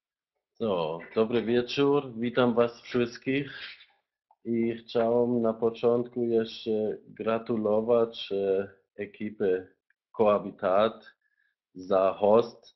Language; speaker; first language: Polish; non-native, fluent; German